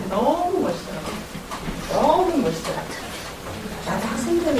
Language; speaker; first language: Korean; native; Korean